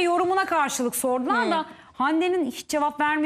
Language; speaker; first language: Turkish; native; Turkish